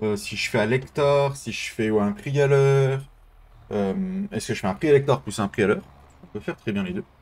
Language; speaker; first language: French; native; French